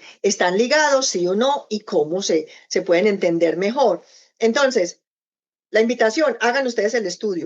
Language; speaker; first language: Spanish; native; Spanish